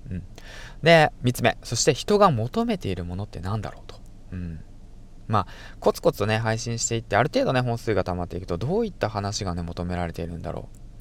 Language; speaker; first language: Japanese; native; Japanese